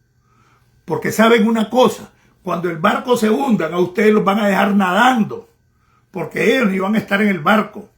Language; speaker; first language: Spanish; native; Spanish